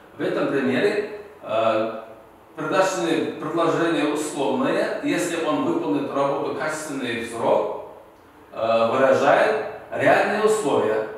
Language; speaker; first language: Russian; non-native, local second language; Uzbek